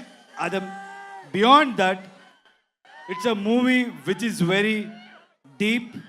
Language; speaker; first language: Telugu; non-native, learner; Kannada